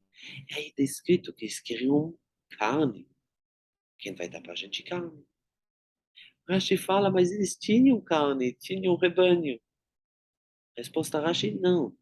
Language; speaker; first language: Portuguese; non-native, fluent; Hebrew